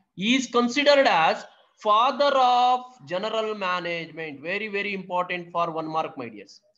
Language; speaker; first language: English; non-native, local second language; Kannada